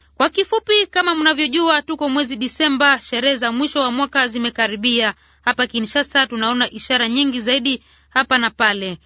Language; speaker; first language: Swahili; native; Swahili